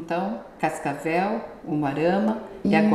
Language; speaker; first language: Portuguese; native; Portuguese